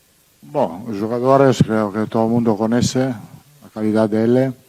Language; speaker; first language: Spanish; non-native, learner; Portuguese